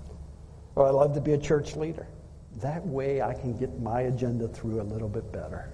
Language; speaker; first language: English; native; English